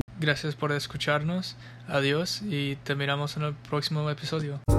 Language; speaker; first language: Spanish; early bilingual, heritage; Spanish